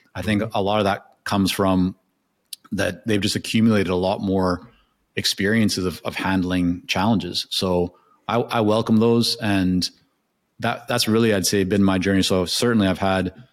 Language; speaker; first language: English; non-native, fluent; Hebrew